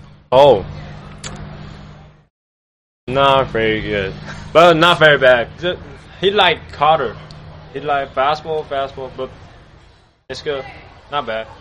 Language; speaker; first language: English; non-native, learner; Chinese